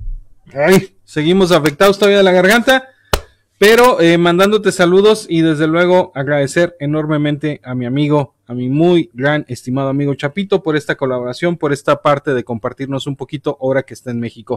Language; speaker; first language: Spanish; native; Spanish